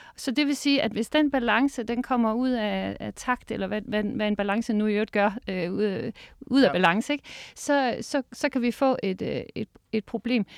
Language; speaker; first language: Danish; native; Danish